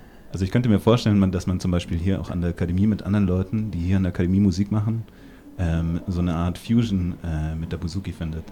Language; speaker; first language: German; native; German